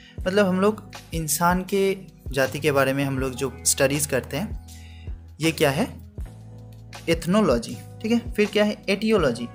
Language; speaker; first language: Hindi; non-native, local second language; Bangla